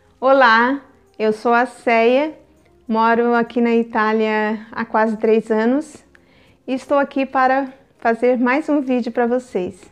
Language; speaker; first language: Portuguese; native; Portuguese